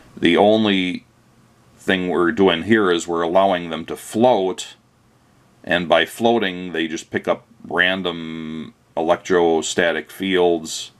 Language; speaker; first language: English; native; English